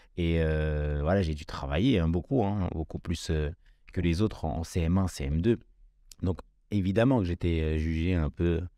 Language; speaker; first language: French; early bilingual, other home language; Kabyle